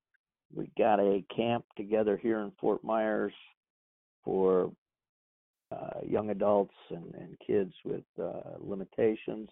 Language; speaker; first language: English; native; English